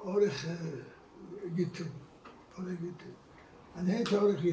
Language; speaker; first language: Hebrew; non-native, fluent; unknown